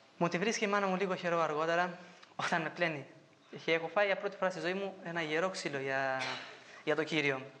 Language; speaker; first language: Greek; non-native, fluent; Albanian